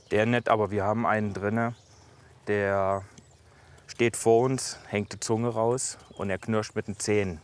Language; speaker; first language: German; native; German